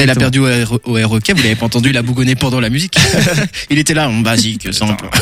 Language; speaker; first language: French; native; French